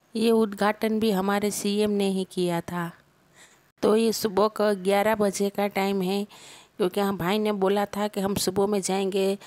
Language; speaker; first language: Hindi; non-native, local second language; Gujarati